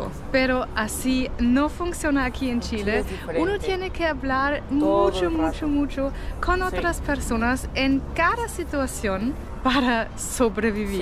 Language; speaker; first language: Spanish; non-native, fluent; German